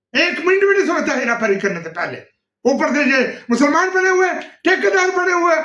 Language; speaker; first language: Urdu; non-native, local second language; Punjabi